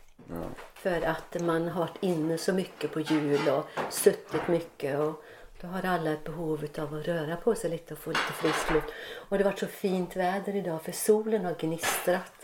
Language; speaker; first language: Swedish; early bilingual, other home language; Norwegian